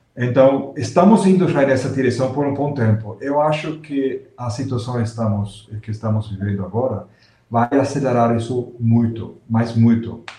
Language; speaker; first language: Portuguese; non-native, fluent; German